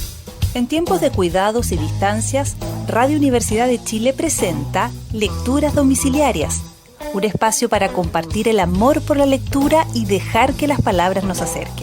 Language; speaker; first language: Spanish; native; Spanish